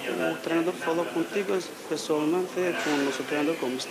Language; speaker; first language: Portuguese; non-native, fluent; Turkish